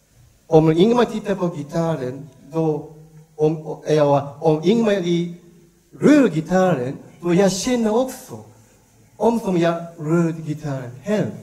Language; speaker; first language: Swedish; non-native, learner; Japanese